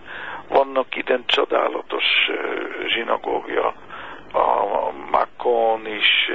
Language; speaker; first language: Hungarian; non-native, fluent; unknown